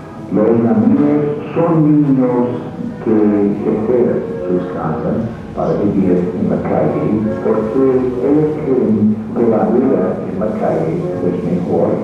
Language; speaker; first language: Spanish; non-native, fluent; English